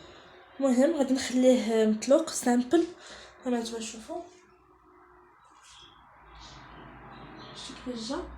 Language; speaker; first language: Arabic; native; Arabic